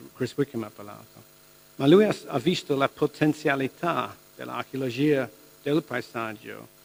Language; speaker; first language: Italian; non-native, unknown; English